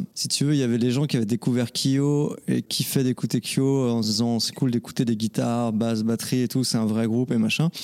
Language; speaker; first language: French; native; French